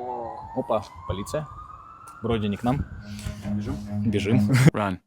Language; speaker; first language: Russian; native; Russian